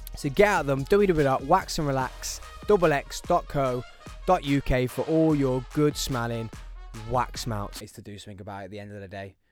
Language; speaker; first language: English; native; English